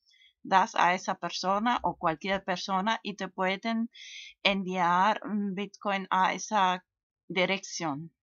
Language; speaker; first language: Spanish; non-native, fluent; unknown